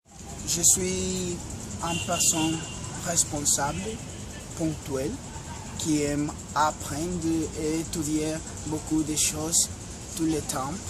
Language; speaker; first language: French; non-native, learner; Spanish